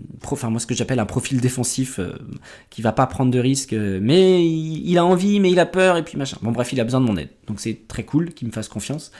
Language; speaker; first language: French; native; French